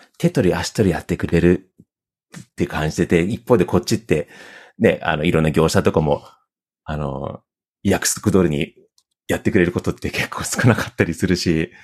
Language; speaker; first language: Japanese; early bilingual, heritage; Japanese